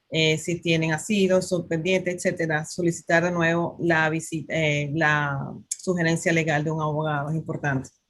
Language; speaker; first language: Spanish; native; Spanish